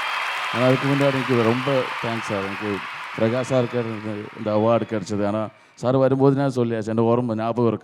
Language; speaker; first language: Tamil; non-native, learner; Malayalam